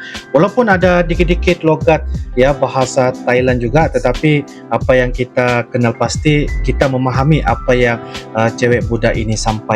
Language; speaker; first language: Indonesian; non-native, local second language; Malay